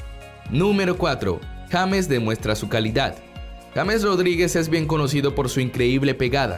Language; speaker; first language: Spanish; native; Spanish